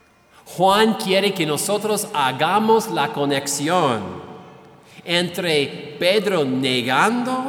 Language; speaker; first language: Spanish; non-native, fluent; English